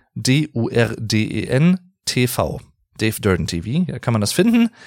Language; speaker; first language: German; native; German